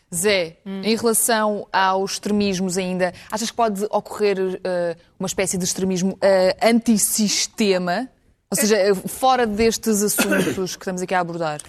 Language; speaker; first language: Portuguese; early bilingual, other home language; Ukrainian